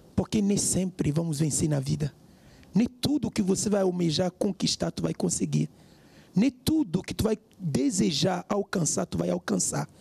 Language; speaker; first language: Portuguese; non-native, fluent; French